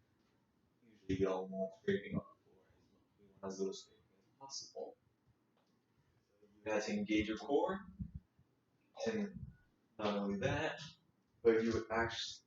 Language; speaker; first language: English; native; English